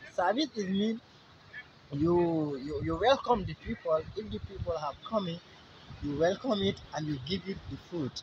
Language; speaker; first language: English; non-native, learner; Wolof